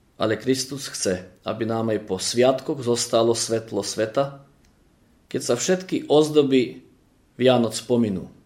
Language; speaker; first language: Slovak; early bilingual, heritage; Slovak